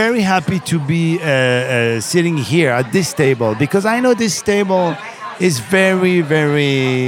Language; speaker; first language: English; non-native, fluent; Arabic